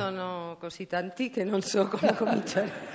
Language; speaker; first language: Italian; non-native, learner; Spanish